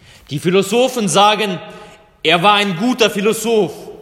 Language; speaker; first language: German; non-native, fluent; Russian